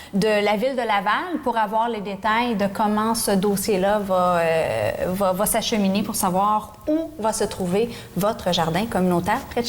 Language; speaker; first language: French; native; French